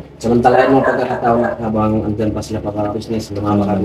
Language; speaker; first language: Filipino; non-native, local second language; Hiligaynon